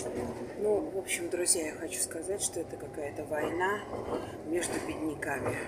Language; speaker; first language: Russian; native; Russian